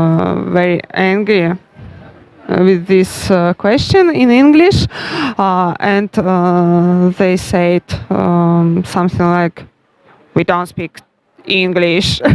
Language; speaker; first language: English; non-native, learner; Russian